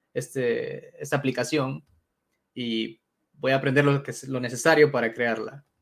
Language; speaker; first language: Spanish; native; Spanish